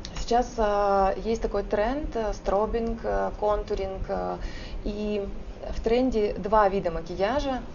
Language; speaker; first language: Russian; native; Russian